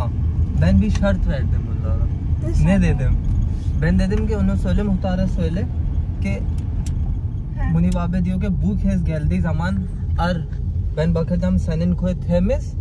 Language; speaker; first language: Turkish; non-native, fluent; Urdu